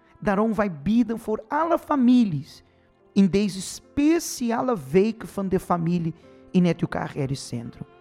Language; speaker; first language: Dutch; non-native, fluent; Portuguese